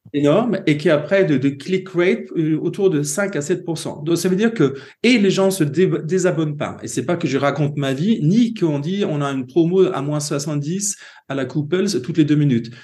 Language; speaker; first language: French; non-native, fluent; Swedish